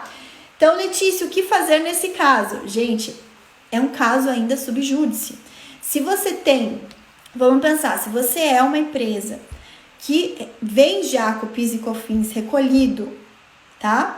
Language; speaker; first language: Portuguese; native; Portuguese